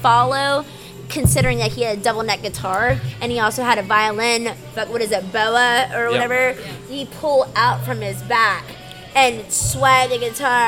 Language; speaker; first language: English; native; English